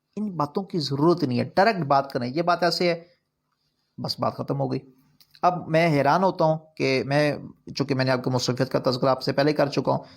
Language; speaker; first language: Urdu; non-native, local second language; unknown